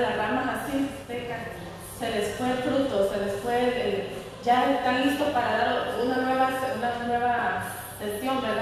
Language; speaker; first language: Spanish; native; Spanish